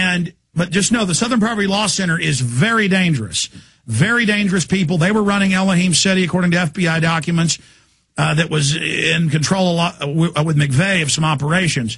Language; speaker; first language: English; native; English